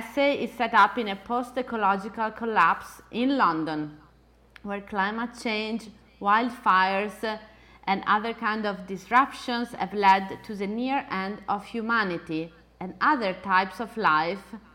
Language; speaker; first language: English; non-native, fluent; Italian